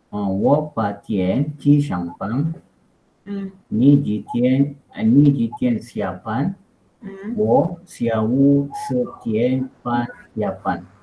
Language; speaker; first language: Chinese; non-native, learner; Malay